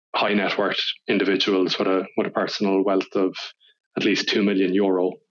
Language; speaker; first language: English; native; English